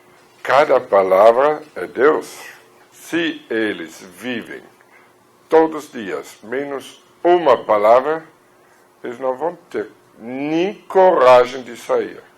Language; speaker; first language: Portuguese; non-native, fluent; German